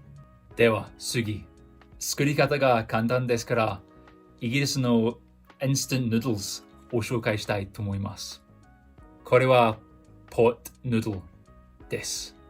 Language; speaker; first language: Japanese; non-native, fluent; English